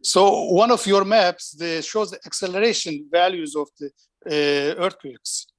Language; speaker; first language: English; non-native, fluent; Turkish